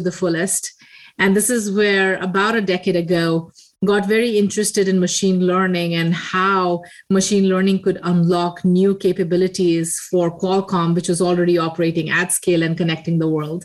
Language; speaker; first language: English; non-native, local second language; Hindi